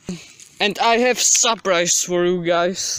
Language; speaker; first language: English; non-native, learner; Czech